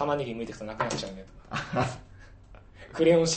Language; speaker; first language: Japanese; native; Japanese